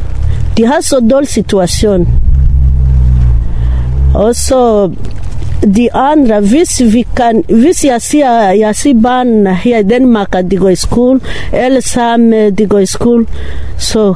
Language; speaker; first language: Danish; non-native, learner; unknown